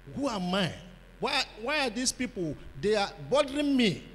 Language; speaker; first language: English; non-native, local second language; Igbo